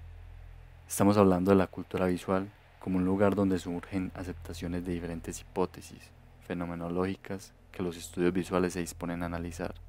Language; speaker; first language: Spanish; native; Spanish